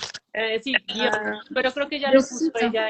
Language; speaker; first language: Spanish; native; Spanish